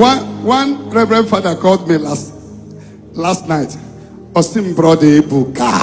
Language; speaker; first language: English; non-native, local second language; Igbo